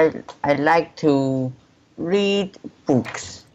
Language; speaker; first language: English; non-native, learner; Chinese